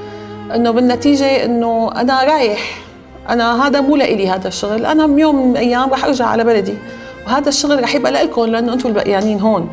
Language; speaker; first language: Arabic; native; Arabic